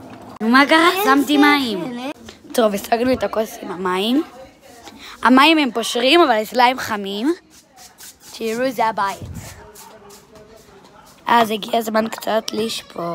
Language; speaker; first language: Hebrew; native; Hebrew